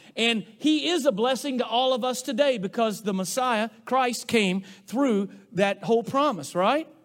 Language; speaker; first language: English; native; English